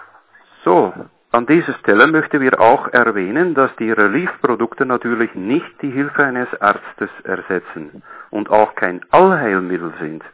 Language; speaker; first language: German; native; German